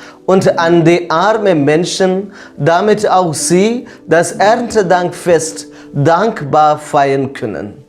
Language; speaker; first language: German; non-native, fluent; Malayalam